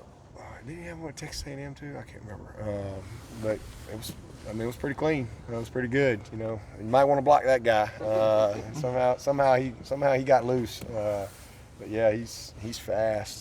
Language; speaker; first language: English; native; English